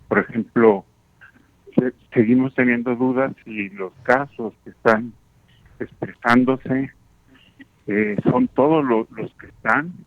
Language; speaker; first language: Spanish; native; Spanish